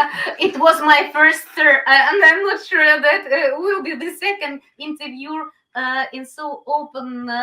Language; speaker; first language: English; non-native, learner; Ukrainian